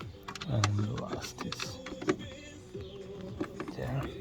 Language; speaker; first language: English; non-native, learner; Lithuanian